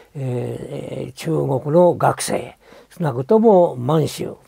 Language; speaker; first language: Japanese; native; Japanese